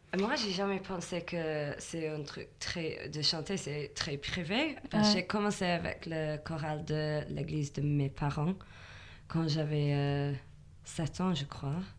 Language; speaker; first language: French; non-native, learner; English